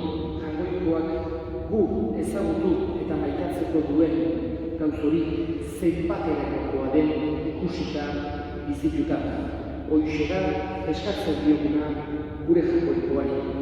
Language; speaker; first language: Basque; native; Basque